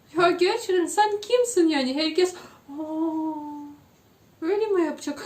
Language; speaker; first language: Turkish; non-native, fluent; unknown